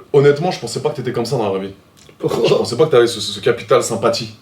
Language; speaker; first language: French; native; French